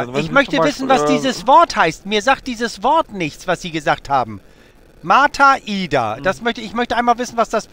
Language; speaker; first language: German; native; German